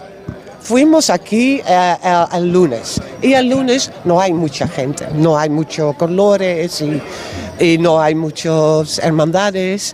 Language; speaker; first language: Spanish; non-native, learner; Dutch